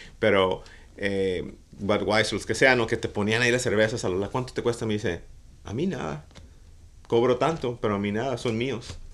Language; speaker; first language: Spanish; native; Spanish